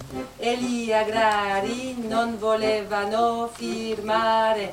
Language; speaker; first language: Italian; non-native, fluent; French